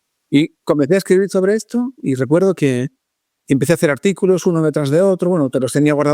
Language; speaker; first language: Spanish; native; Spanish